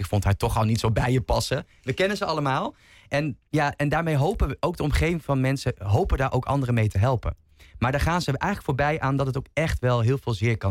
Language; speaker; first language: Dutch; native; Dutch